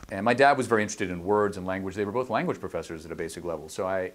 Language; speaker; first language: English; native; English